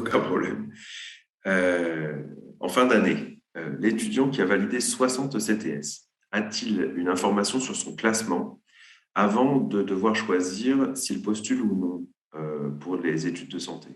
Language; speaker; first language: French; native; French